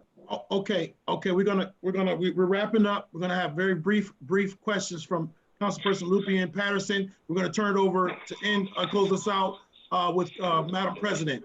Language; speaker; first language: English; native; English